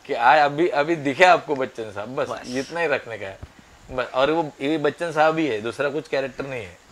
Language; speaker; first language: Hindi; non-native, local second language; Marathi